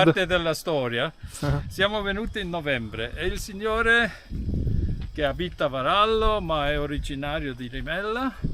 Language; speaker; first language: Italian; non-native, fluent; German